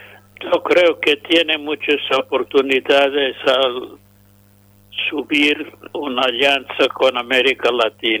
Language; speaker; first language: Spanish; non-native, fluent; English